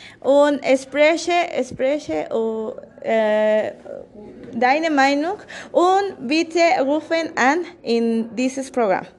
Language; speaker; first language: German; non-native, learner; Spanish